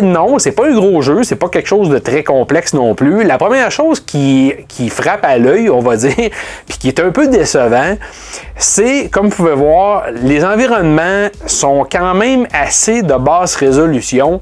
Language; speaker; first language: French; native; French